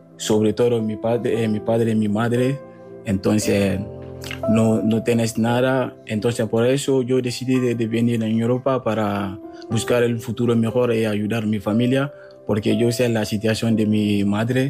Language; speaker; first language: Spanish; non-native, learner; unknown